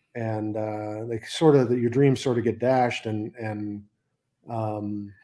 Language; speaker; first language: English; native; English